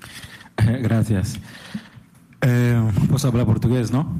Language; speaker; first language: Italian; non-native, learner; Portuguese